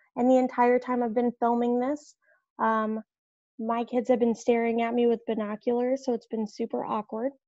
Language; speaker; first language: English; native; English